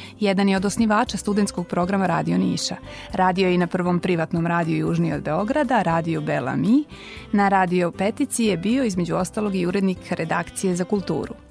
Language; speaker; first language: Serbian; native; Serbian